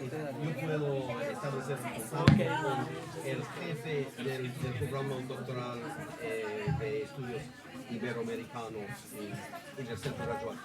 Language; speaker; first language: Spanish; non-native, fluent; English